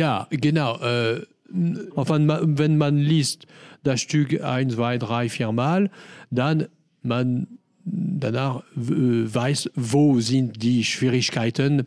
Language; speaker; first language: German; non-native, learner; French